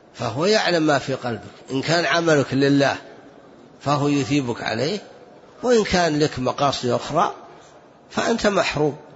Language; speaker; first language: Arabic; native; Arabic